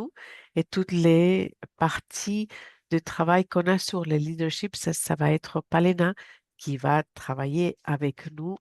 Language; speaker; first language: French; non-native, fluent; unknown